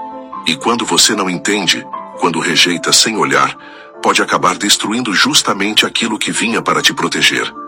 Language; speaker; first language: Portuguese; native; Portuguese